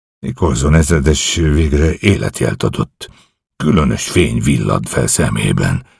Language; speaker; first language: Hungarian; native; Hungarian